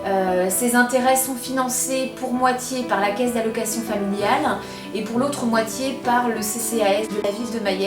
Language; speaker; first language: French; native; French